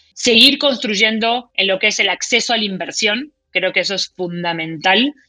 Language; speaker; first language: Spanish; native; Spanish